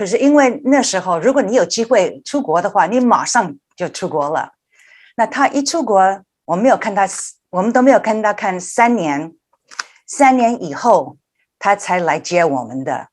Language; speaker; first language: Chinese; early bilingual, heritage; Chinese